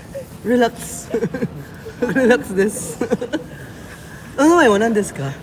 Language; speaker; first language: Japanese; non-native, learner; Filipino